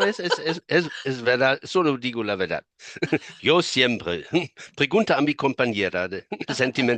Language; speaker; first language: Spanish; non-native, fluent; German